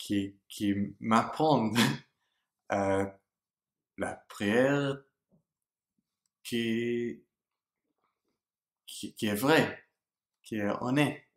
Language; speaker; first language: French; non-native, learner; English